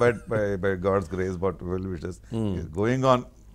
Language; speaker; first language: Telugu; non-native, learner; Tamil